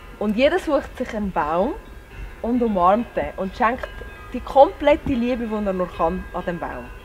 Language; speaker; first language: German; early bilingual, other home language; Portuguese